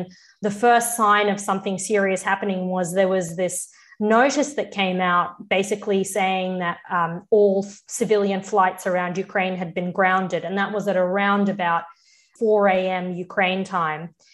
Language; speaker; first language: English; early bilingual, other home language; Russian